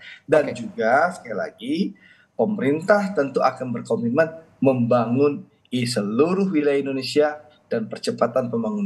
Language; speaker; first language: Indonesian; native; Indonesian